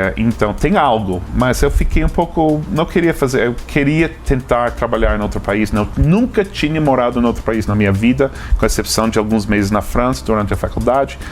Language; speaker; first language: Portuguese; non-native, fluent; English